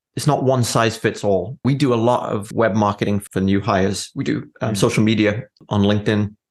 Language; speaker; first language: English; native; English